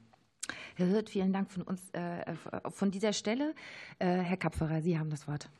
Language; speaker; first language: German; native; German